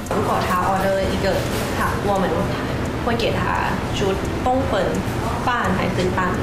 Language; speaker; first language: Chinese; non-native, learner; Thai